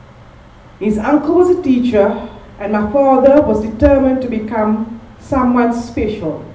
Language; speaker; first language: English; native; English